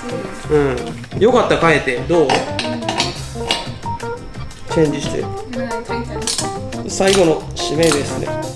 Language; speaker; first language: Japanese; native; Japanese